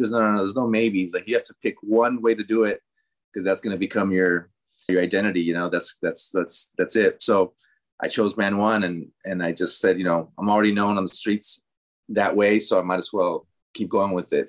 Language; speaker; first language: English; early bilingual, other home language; Spanish